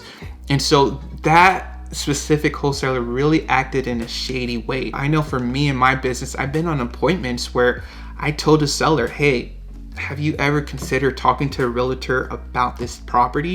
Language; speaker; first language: English; native; English